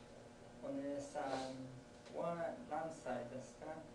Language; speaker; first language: Japanese; non-native, learner; English